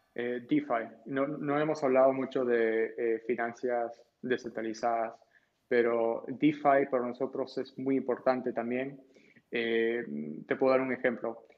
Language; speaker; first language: Spanish; early bilingual, heritage; Spanish